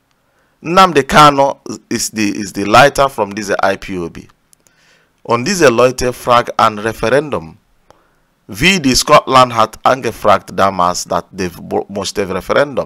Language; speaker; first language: German; non-native, learner; Igbo